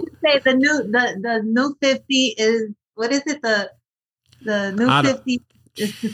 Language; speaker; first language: English; early bilingual, other home language; Spanish